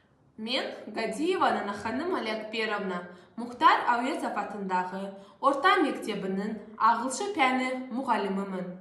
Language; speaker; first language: Kazakh; non-native, local second language; Azerbaijani